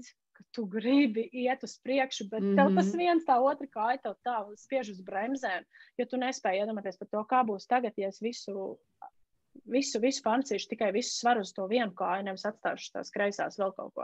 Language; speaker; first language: Latvian; native; Latvian